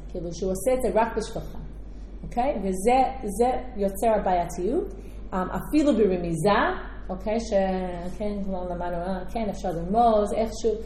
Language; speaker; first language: Hebrew; non-native, fluent; English